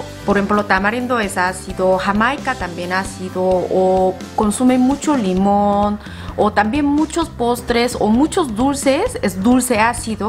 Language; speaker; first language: Spanish; non-native, fluent; Korean